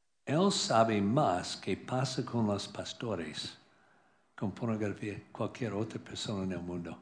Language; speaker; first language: Spanish; non-native, learner; English